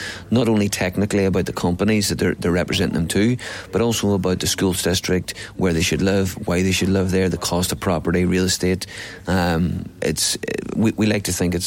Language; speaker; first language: English; native; English